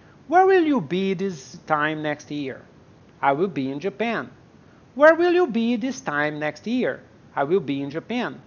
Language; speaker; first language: English; non-native, fluent; Portuguese